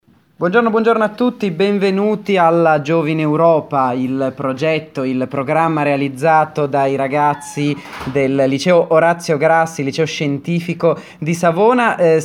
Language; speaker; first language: Italian; native; Italian